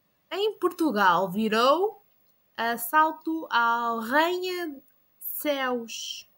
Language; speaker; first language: Portuguese; non-native, learner; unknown